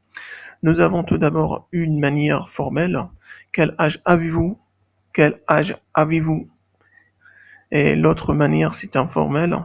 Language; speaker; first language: French; non-native, fluent; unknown